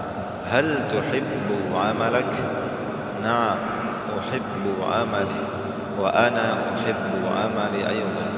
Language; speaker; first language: Arabic; non-native, fluent; Indonesian